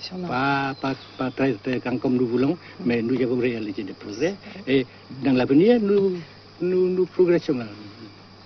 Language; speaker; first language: French; non-native, local second language; Vietnamese